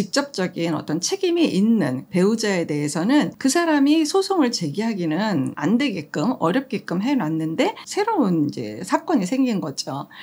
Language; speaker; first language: Korean; native; Korean